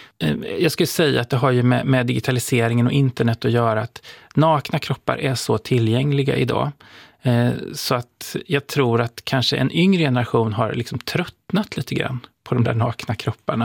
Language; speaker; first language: Swedish; native; Swedish